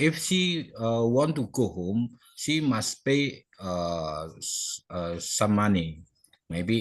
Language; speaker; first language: English; non-native, learner; Indonesian